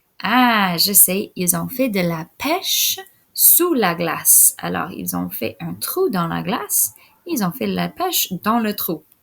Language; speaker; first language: French; non-native, local second language; English